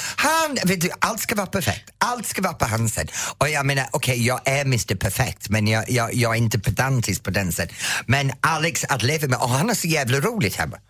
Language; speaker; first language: Swedish; non-native, fluent; English